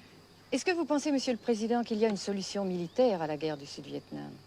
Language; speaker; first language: French; native; French